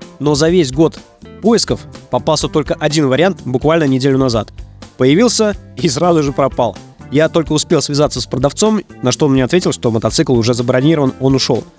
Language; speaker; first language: Russian; native; Russian